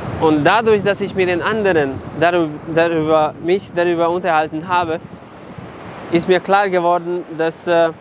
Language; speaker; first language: German; non-native, fluent; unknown